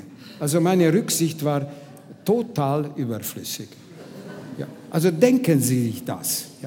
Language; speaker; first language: German; non-native, fluent; Hungarian